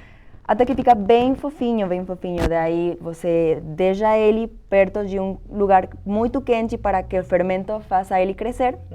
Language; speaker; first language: Portuguese; non-native, fluent; Spanish